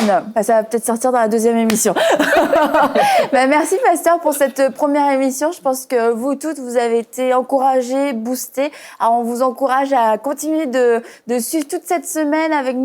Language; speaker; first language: French; native; French